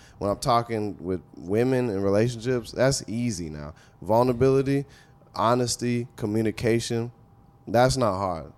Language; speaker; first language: English; native; English